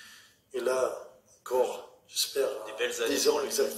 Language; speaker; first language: French; non-native, learner; Arabic